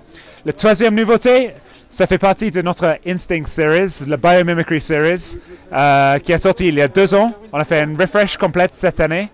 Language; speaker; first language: French; non-native, fluent; English